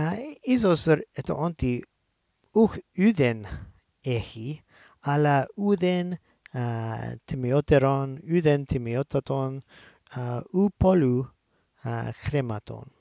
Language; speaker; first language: Greek; non-native, learner; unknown